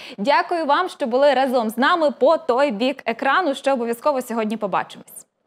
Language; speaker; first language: Ukrainian; native; Ukrainian